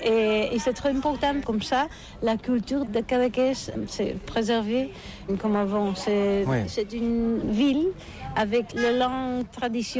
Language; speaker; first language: French; non-native, learner; Catalan